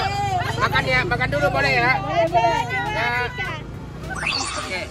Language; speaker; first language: Indonesian; non-native, learner; Japanese